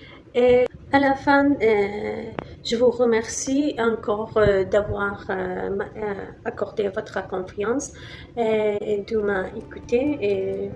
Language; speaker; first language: French; non-native, fluent; Kurdish